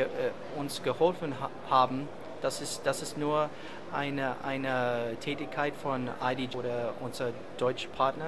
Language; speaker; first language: German; non-native, learner; English